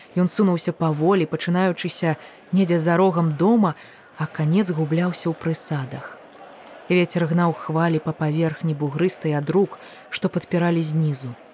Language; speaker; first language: Belarusian; native; Belarusian